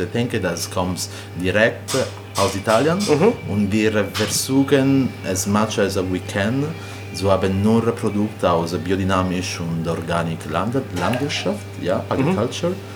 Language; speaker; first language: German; non-native, learner; Italian